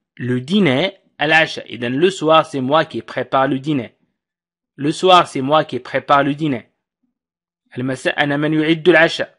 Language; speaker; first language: French; non-native, fluent; Arabic